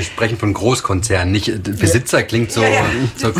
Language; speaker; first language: German; native; German